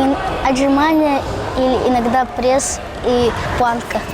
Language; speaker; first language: Russian; non-native, local second language; Ingush